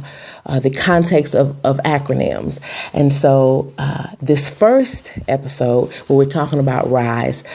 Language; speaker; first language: English; native; English